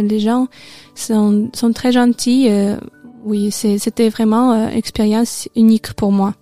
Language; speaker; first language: French; non-native, learner; Russian